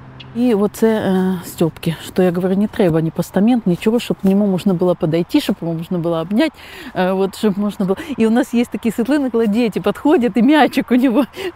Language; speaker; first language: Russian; native; Russian